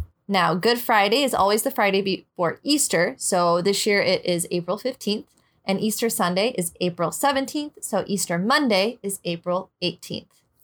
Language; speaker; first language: English; native; English